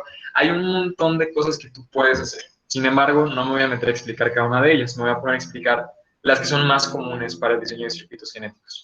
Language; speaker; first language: Spanish; native; Spanish